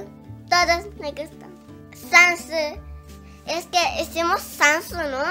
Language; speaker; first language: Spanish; early bilingual, heritage; Spanish